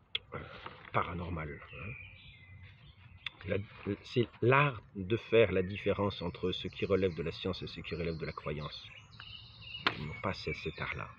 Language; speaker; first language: French; native; French